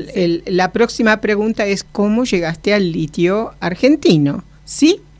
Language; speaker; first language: Spanish; native; Spanish